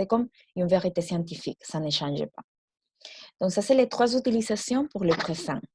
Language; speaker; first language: French; non-native, fluent; Spanish